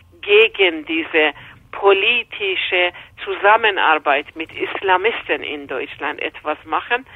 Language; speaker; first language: German; non-native, fluent; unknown